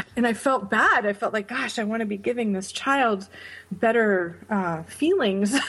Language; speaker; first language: English; native; English